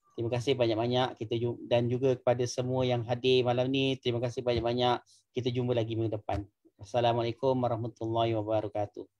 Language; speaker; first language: Malay; native; Malay